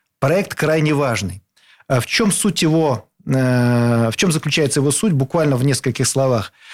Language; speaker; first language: Russian; native; Russian